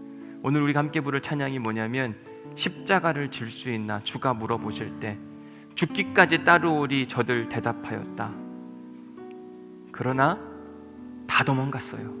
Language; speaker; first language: Korean; native; Korean